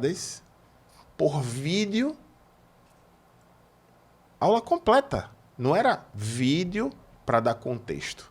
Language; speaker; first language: Portuguese; native; Portuguese